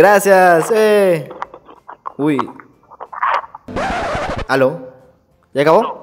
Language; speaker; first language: Spanish; native; Spanish